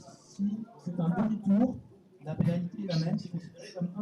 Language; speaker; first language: French; native; French